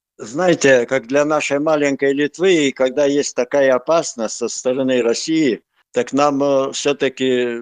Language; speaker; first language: Russian; non-native, local second language; Lithuanian